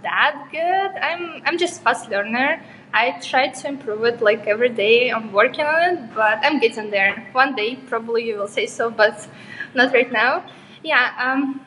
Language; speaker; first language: English; non-native, fluent; Russian